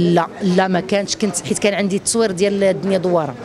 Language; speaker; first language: Arabic; native; Arabic